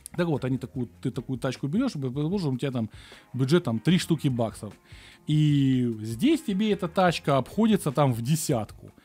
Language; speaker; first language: Russian; native; Russian